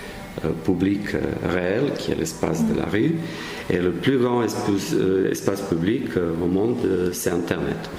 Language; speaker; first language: French; non-native, fluent; Serbian